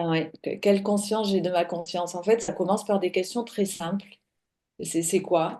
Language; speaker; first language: French; native; French